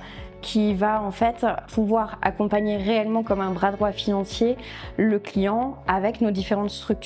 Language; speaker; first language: French; native; French